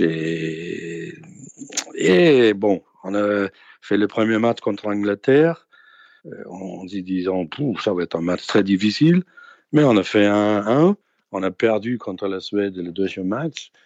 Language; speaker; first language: French; non-native, fluent; Danish